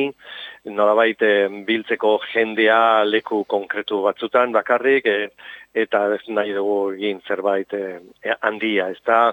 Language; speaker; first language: Basque; non-native, local second language; Spanish